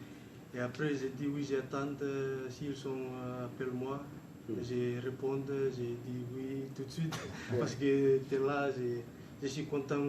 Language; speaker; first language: French; non-native, learner; Fijian